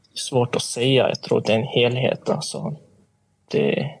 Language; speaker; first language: Swedish; native; Swedish